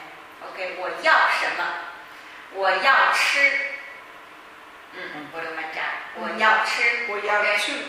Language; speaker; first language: Italian; non-native, fluent; Chinese